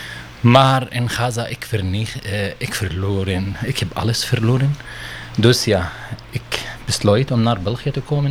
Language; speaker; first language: Dutch; non-native, learner; Arabic